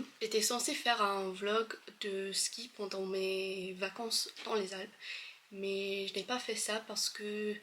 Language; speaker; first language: French; non-native, fluent; English